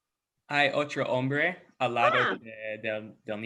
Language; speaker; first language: Spanish; non-native, learner; English